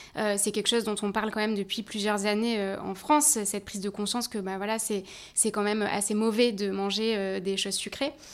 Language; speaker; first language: French; native; French